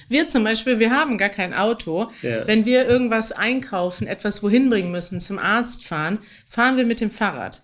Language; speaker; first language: German; native; German